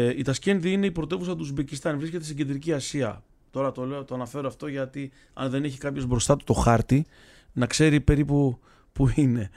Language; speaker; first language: Greek; early bilingual, other home language; Russian